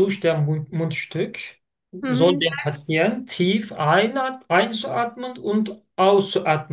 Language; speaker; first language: German; non-native, learner; Turkish